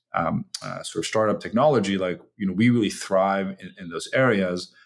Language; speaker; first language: English; early bilingual, other home language; Chinese